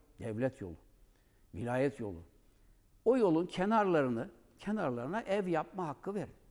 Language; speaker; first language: Turkish; native; Turkish